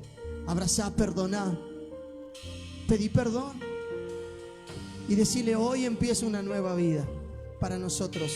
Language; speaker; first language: Spanish; native; Spanish